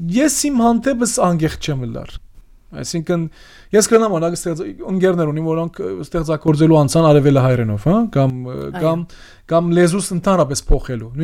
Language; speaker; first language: Armenian; early bilingual, heritage; Armenian